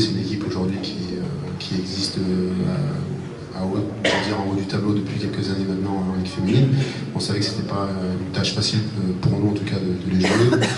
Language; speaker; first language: French; native; French